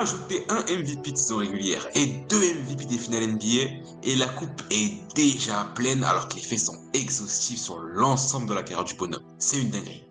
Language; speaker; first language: French; native; French